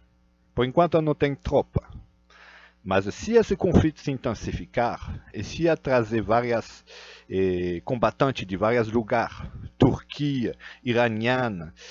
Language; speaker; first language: Portuguese; non-native, fluent; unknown